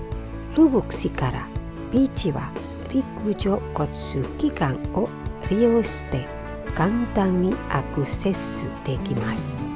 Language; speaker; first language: Japanese; non-native, fluent; Indonesian